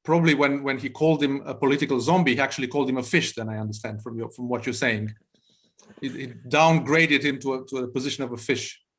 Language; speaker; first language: English; non-native, fluent; Romanian